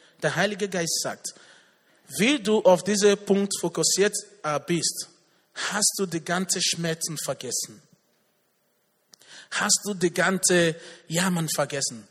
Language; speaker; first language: German; non-native, learner; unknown